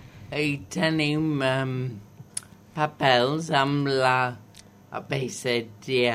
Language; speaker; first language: Catalan; non-native, learner; English